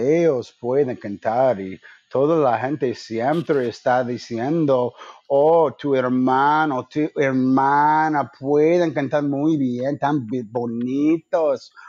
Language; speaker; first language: Spanish; non-native, learner; English